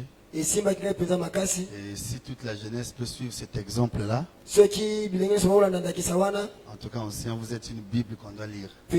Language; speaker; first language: French; non-native, local second language; Lingala